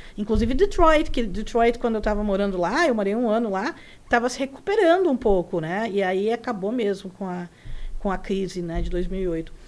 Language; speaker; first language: Portuguese; early bilingual, other home language; Spanish